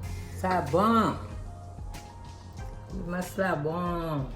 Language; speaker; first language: French; non-native, learner; Haitian Creole